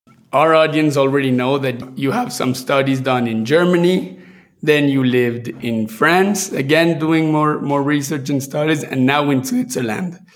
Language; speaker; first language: English; non-native, fluent; Spanish